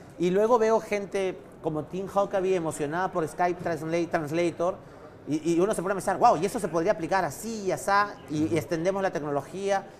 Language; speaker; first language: Spanish; native; Spanish